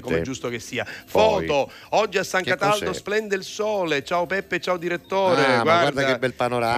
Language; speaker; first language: Italian; native; Italian